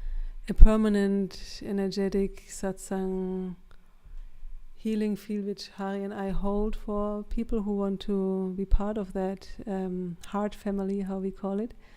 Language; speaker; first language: English; non-native, fluent; German